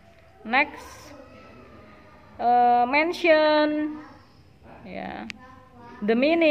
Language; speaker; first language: English; non-native, learner; Indonesian